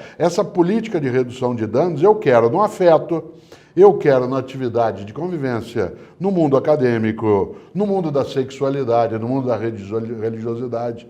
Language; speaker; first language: Portuguese; native; Portuguese